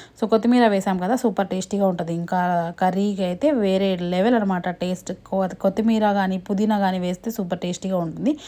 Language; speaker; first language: Telugu; non-native, local second language; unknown